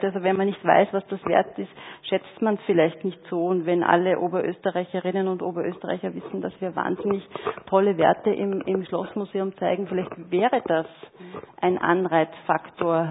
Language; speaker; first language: German; native; German